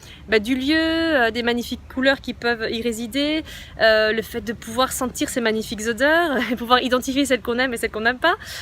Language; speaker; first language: French; native; French